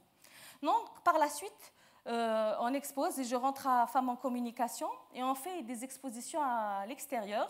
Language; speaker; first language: French; non-native, local second language; Arabic